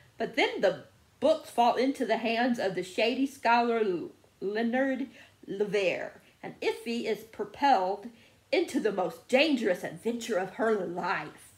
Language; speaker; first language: English; native; English